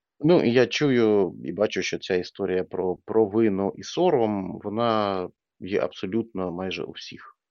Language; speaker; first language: Ukrainian; non-native, local second language; Russian